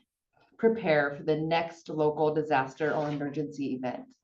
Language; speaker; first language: English; native; English